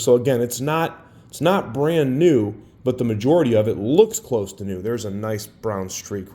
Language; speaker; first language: English; native; English